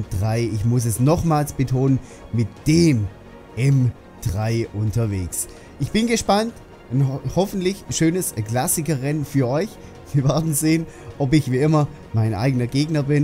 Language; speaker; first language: German; native; German